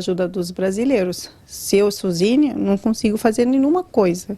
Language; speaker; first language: Portuguese; non-native, learner; Arabic